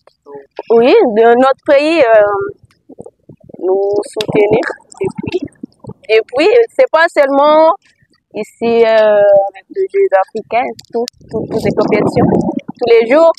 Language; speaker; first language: French; non-native, local second language; Malagasy